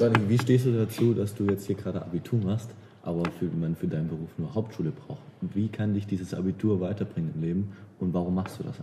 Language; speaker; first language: German; native; German